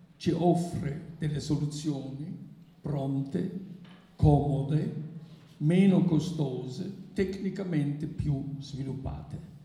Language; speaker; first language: Italian; non-native, fluent; German